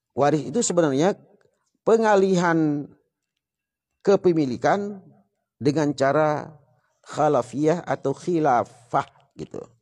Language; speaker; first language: Indonesian; non-native, local second language; Sasak